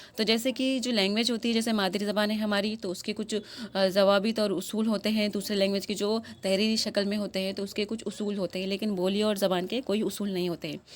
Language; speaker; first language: Urdu; native; Urdu